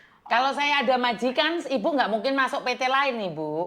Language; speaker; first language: Indonesian; native; Indonesian